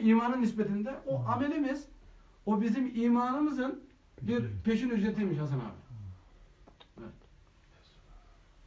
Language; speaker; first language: Turkish; native; Turkish